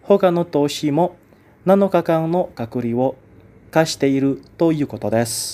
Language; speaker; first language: Japanese; non-native, fluent; Indonesian